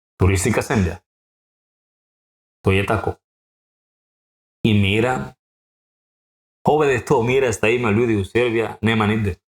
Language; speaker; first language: Bosnian; non-native, learner; Spanish